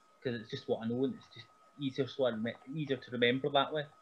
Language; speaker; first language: English; native; English